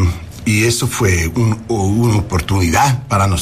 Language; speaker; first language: Spanish; early bilingual, heritage; English